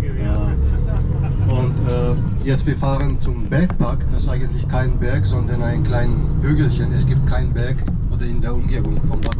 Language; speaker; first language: German; non-native, fluent; Azerbaijani